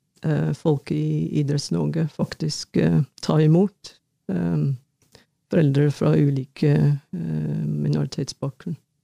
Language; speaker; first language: Norwegian; non-native, fluent; English